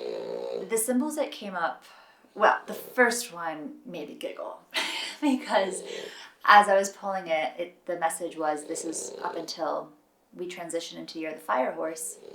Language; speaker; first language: English; native; English